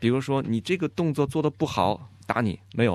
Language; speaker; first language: Chinese; native; Chinese